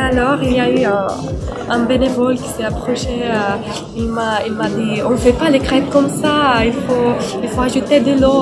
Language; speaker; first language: French; non-native, fluent; Spanish